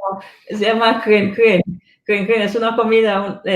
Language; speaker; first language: Spanish; non-native, fluent; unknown